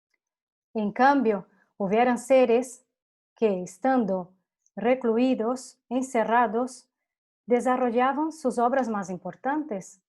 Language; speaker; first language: Spanish; non-native, fluent; Portuguese